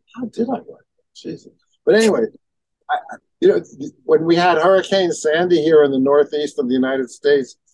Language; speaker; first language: English; native; English